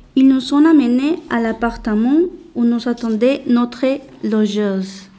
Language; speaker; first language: French; non-native, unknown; Spanish